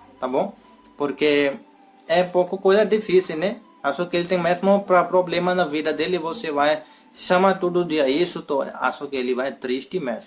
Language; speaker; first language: Portuguese; non-native, learner; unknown